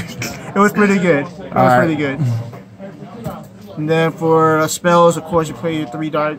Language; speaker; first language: English; native; English